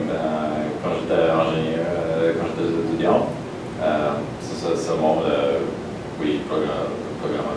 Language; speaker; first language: French; non-native, learner; Polish